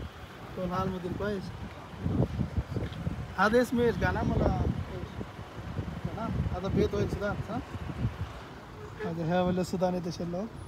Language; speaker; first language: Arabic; non-native, learner; Bangla